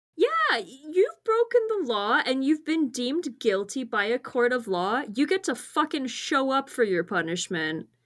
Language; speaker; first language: English; native; English